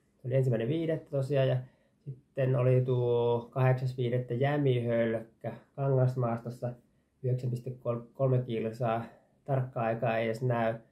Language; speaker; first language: Finnish; native; Finnish